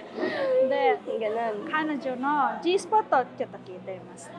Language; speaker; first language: Japanese; non-native, fluent; Filipino